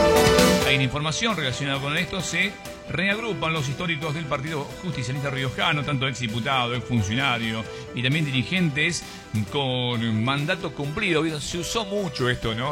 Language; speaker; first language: Spanish; native; Spanish